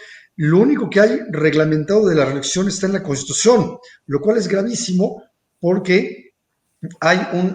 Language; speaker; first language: Spanish; native; Spanish